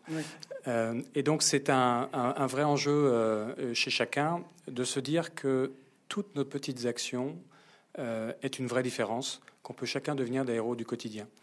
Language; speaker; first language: French; native; French